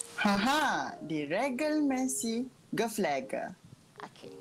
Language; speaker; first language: German; non-native, learner; Malay